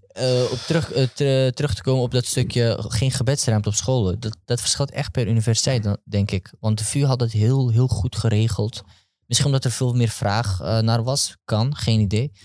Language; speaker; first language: Dutch; early bilingual, other home language; Turkish